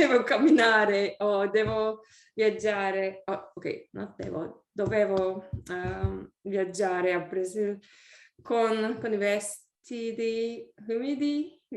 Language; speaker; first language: Italian; non-native, learner; English